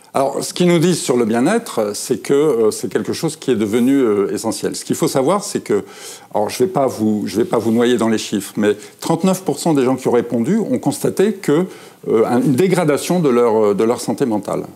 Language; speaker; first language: French; native; French